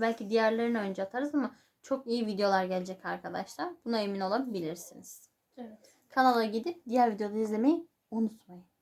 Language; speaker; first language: Turkish; native; Turkish